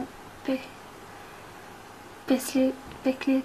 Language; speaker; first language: Spanish; non-native, learner; English